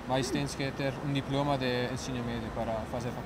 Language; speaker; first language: Portuguese; non-native, learner; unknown